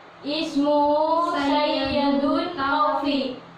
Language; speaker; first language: Arabic; non-native, learner; Indonesian